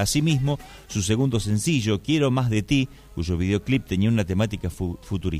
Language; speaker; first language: Spanish; native; Spanish